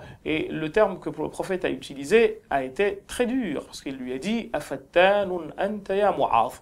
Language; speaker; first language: French; non-native, local second language; Ngazidja Comorian